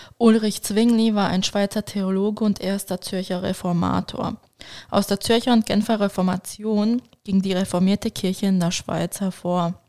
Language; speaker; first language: German; early bilingual, other home language; Turkish